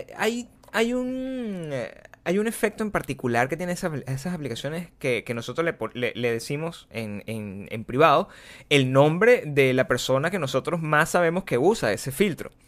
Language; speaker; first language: Spanish; native; Spanish